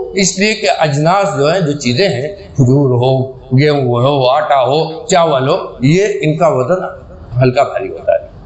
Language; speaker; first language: Urdu; native; Urdu